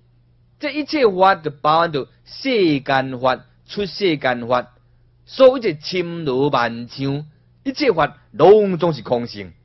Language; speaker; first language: Chinese; non-native, local second language; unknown